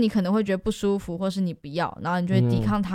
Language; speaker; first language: Chinese; native; Chinese